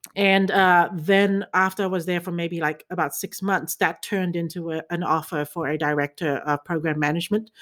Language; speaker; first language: English; early bilingual, other home language; Chinese